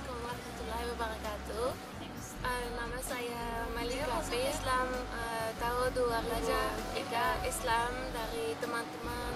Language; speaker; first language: Indonesian; non-native, learner; Dutch